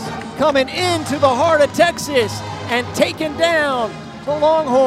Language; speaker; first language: English; native; English